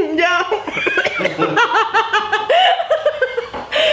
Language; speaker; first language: Spanish; native; Spanish